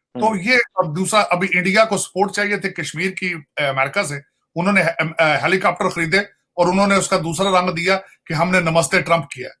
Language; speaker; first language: Urdu; non-native, local second language; Punjabi